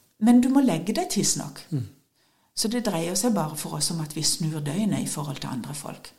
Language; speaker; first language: Norwegian; native; Norwegian